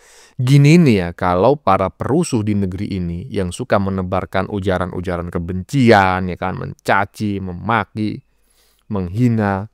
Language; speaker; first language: Indonesian; native; Indonesian